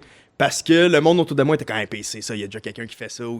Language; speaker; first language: French; native; French